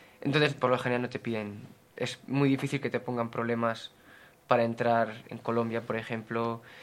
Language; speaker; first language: Spanish; native; Spanish